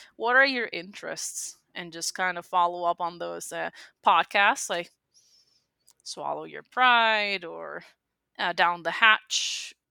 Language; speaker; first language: English; non-native, fluent; Spanish